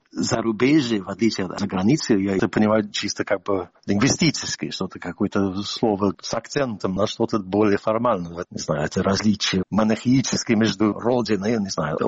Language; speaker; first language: Russian; non-native, fluent; English